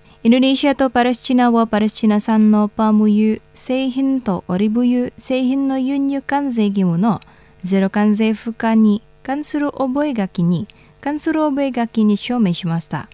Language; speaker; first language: Japanese; non-native, fluent; Indonesian